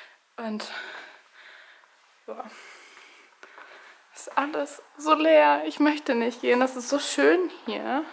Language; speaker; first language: German; native; German